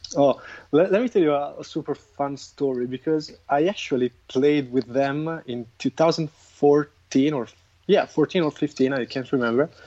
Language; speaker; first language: English; non-native, fluent; Italian